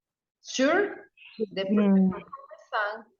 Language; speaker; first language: English; non-native, fluent; Spanish